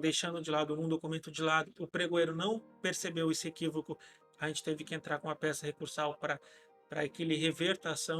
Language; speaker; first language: Portuguese; native; Portuguese